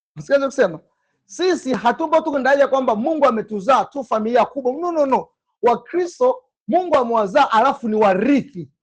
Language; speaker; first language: Swahili; native; Swahili